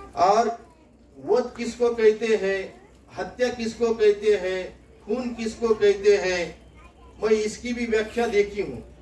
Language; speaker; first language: Hindi; non-native, local second language; Marathi